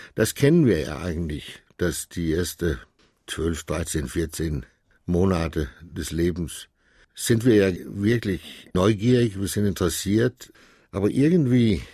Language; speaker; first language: German; non-native, fluent; Danish